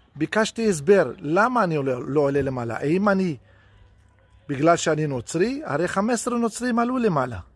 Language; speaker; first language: Hebrew; non-native, local second language; Arabic